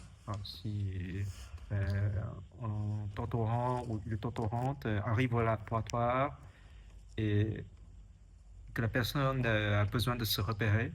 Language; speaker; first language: French; non-native, fluent; Chinese